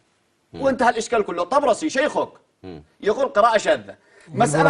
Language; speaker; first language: Arabic; native; Arabic